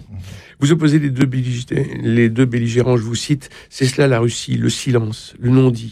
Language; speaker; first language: French; native; French